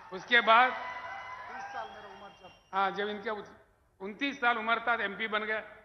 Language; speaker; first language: Hindi; non-native, local second language; Telugu